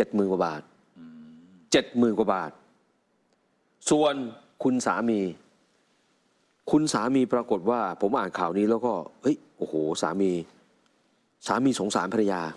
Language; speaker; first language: Thai; native; Thai